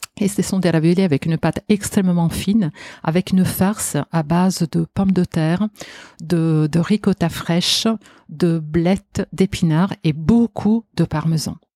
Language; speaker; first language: French; non-native, fluent; Italian